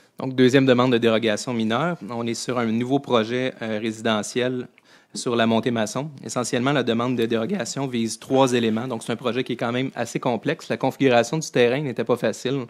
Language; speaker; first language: French; native; French